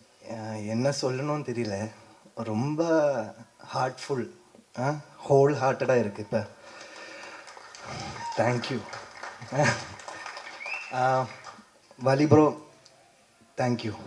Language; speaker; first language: Tamil; non-native, learner; Malayalam